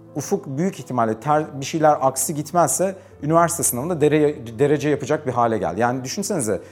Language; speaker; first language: Turkish; native; Turkish